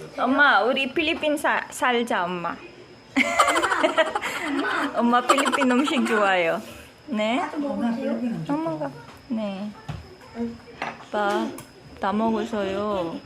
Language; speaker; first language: Korean; non-native, learner; Filipino